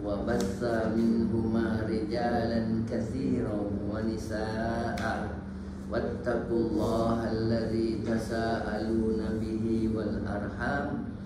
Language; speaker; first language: Arabic; non-native, fluent; Malay